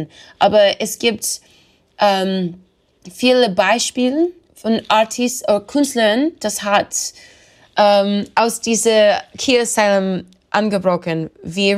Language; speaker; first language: German; non-native, learner; English